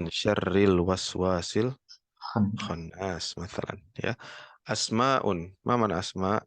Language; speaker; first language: Arabic; non-native, learner; Indonesian